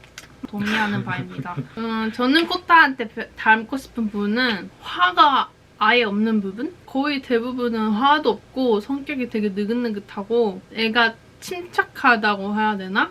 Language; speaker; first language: Korean; native; Korean